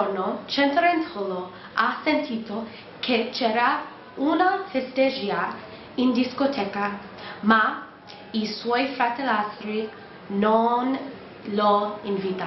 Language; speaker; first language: Italian; non-native, learner; English